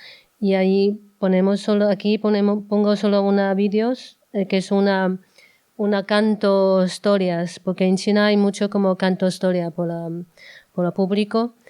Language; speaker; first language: Spanish; non-native, learner; Chinese